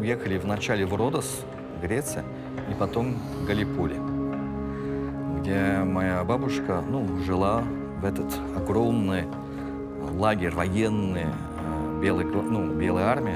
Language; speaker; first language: Russian; early bilingual, heritage; French